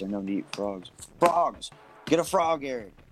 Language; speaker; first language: English; native; English